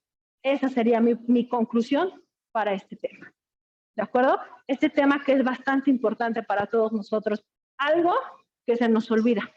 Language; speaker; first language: Spanish; native; Spanish